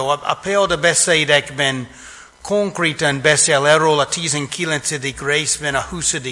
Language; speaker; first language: Hungarian; non-native, fluent; English